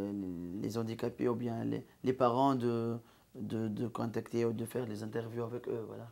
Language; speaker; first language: French; non-native, local second language; Arabic